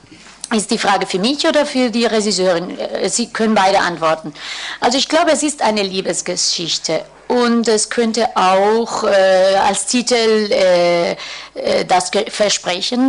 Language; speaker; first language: German; non-native, fluent; Spanish